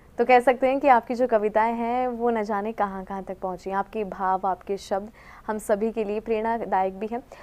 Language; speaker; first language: Hindi; native; Hindi